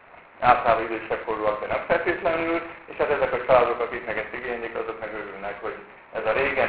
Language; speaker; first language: Hungarian; native; Hungarian